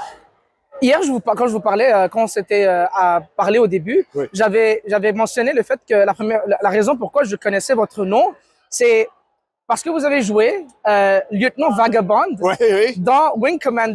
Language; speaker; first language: French; native; French